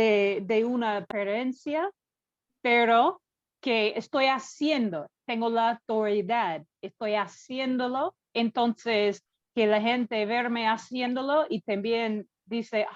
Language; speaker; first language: Spanish; non-native, learner; English